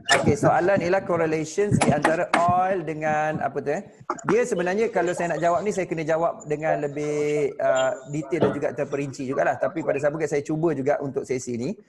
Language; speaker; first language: Malay; native; Malay